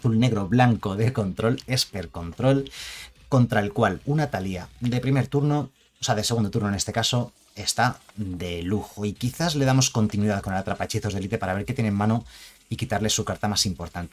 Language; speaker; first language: Spanish; native; Spanish